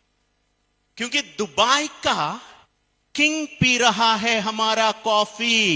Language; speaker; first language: Hindi; non-native, fluent; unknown